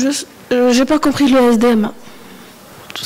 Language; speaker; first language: French; non-native, local second language; Arabic